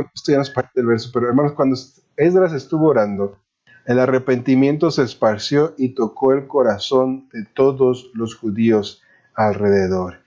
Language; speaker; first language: Spanish; native; Spanish